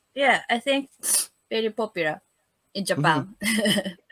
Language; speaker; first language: English; non-native, learner; Japanese